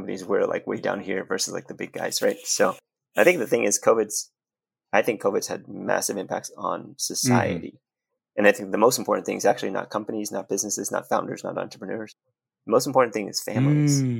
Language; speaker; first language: English; native; English